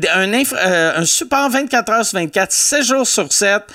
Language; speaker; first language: French; native; French